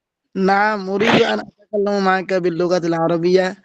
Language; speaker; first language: Arabic; non-native, learner; Bangla